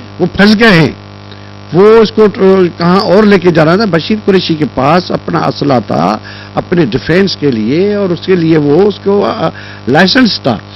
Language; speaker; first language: Urdu; non-native, local second language; Sindhi